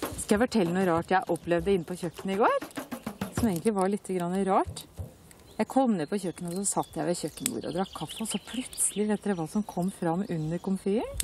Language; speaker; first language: Norwegian; native; Norwegian